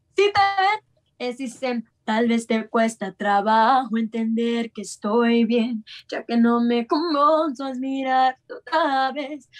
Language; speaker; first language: Spanish; early bilingual, heritage; Spanish